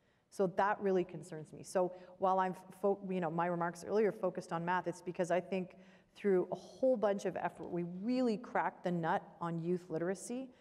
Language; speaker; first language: English; native; English